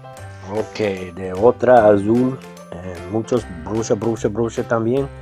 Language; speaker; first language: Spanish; non-native, learner; English